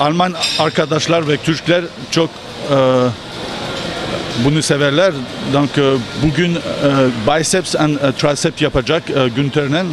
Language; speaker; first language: Turkish; early bilingual, heritage; Turkish